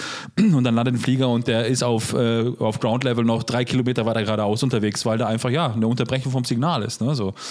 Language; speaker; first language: German; native; German